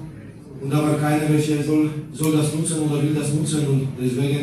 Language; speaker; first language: German; non-native, learner; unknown